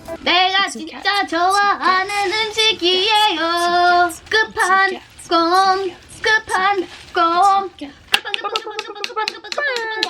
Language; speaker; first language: Korean; non-native, fluent; English